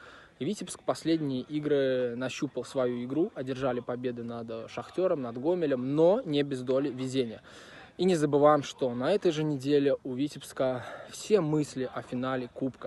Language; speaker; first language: Russian; native; Russian